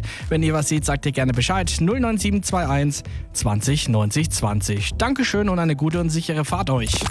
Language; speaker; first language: German; native; German